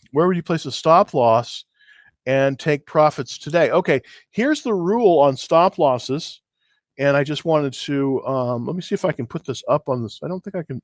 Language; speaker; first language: English; native; English